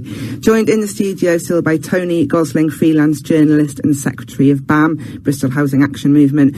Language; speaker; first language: English; native; English